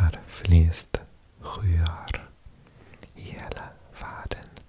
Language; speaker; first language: Swedish; non-native, learner; English